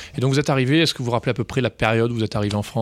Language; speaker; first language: French; native; French